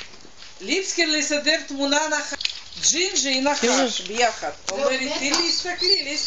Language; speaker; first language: Hebrew; non-native, learner; Russian